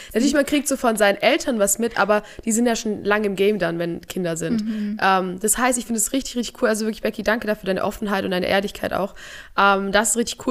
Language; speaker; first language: German; native; German